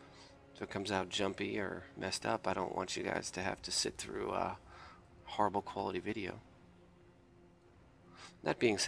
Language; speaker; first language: English; native; English